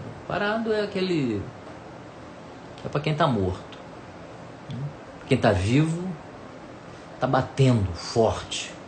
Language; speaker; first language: Portuguese; native; Portuguese